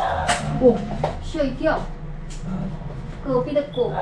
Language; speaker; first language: Chinese; non-native, learner; Indonesian